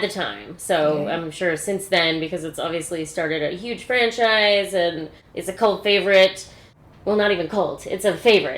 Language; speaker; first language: English; native; English